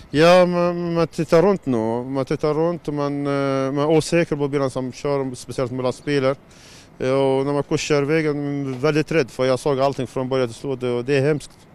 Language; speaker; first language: Swedish; non-native, learner; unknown